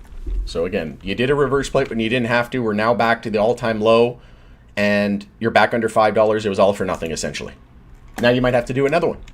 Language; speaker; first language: English; native; English